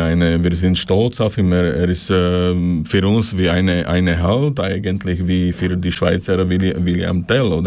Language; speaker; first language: German; non-native, fluent; Slovak